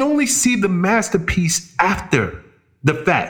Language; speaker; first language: English; native; English